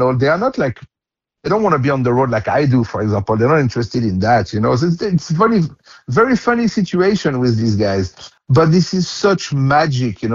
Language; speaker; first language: English; non-native, fluent; French